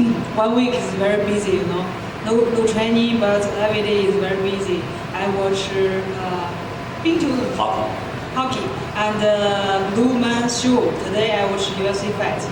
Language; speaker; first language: English; non-native, learner; Chinese